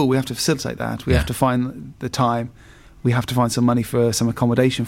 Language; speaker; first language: English; native; English